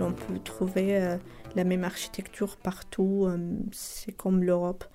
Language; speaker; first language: French; non-native, local second language; Arabic